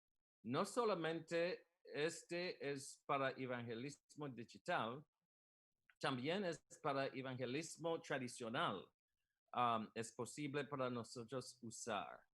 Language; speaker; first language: Spanish; non-native, learner; English